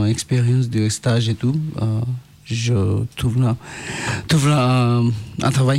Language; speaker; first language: French; non-native, learner; Bangla